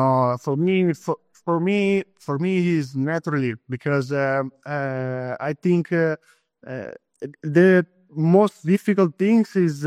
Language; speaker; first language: English; non-native, fluent; Italian